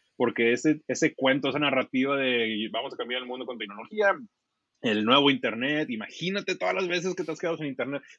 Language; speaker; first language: Spanish; native; Spanish